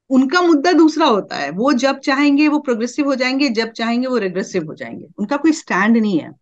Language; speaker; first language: Hindi; native; Hindi